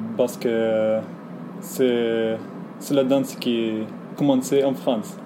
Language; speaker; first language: French; non-native, learner; Arabic